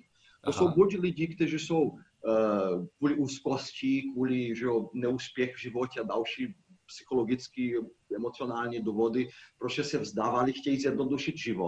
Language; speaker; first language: Czech; non-native, fluent; Portuguese